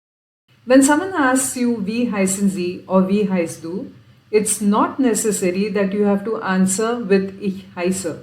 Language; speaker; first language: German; non-native, fluent; Marathi